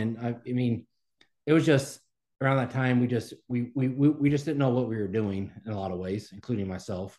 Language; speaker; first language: English; native; English